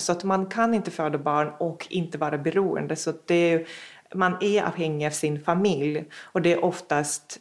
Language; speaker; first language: Swedish; non-native, fluent; Russian